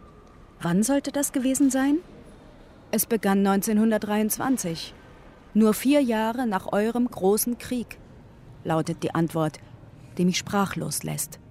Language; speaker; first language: German; native; German